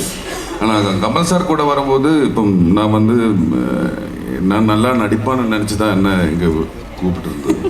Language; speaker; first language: Tamil; non-native, learner; Malayalam